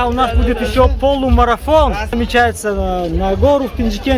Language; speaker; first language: Russian; non-native, local second language; Tajik